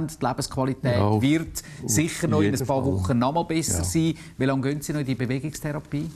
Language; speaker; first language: German; native; German